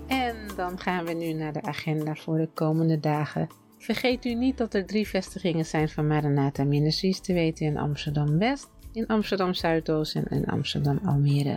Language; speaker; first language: Dutch; native; Dutch